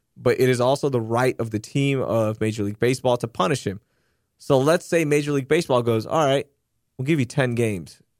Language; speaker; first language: English; early bilingual, other home language; Urdu